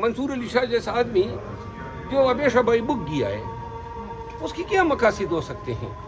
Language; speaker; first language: Urdu; non-native, local second language; Pashto